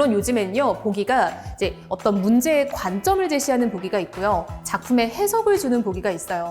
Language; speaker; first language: Korean; native; Korean